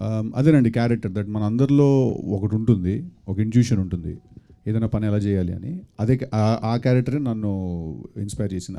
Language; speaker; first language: Telugu; native; Telugu